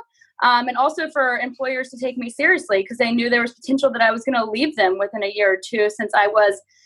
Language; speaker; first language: English; native; English